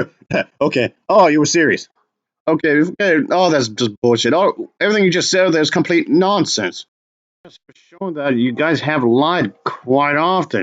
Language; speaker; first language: English; native; English